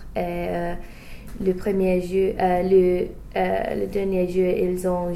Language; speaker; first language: French; non-native, learner; English